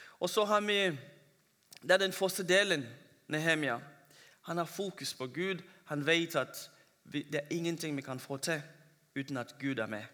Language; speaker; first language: Norwegian; non-native, fluent; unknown